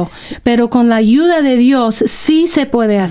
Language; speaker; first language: Spanish; non-native, fluent; English